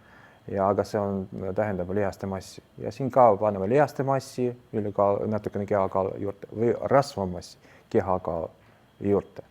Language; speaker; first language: Estonian; non-native, local second language; Russian